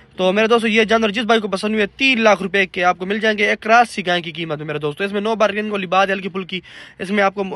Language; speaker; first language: Urdu; non-native, local second language; Punjabi